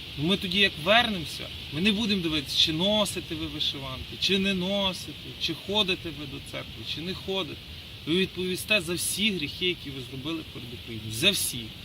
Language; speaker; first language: Ukrainian; native; Ukrainian